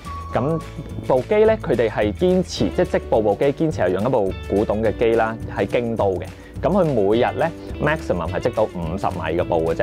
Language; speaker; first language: Cantonese; native; Cantonese